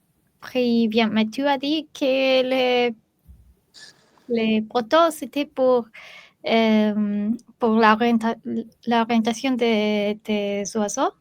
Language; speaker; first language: French; non-native, learner; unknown